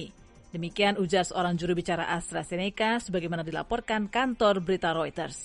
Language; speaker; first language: Indonesian; native; Indonesian